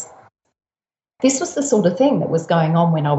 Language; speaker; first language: English; native; English